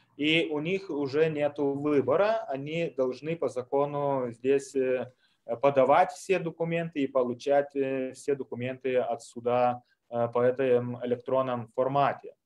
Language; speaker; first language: Russian; non-native, fluent; Lithuanian